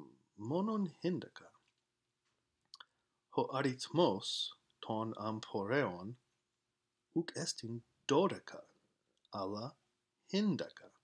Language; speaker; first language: Greek; non-native, fluent; English